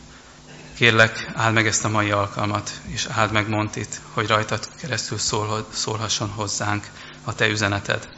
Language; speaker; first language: Hungarian; native; Hungarian